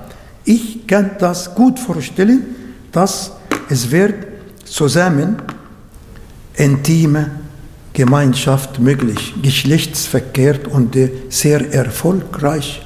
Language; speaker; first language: German; non-native, fluent; Arabic